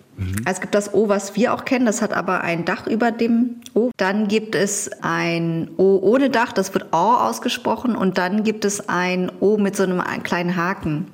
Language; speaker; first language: German; early bilingual, other home language; Vietnamese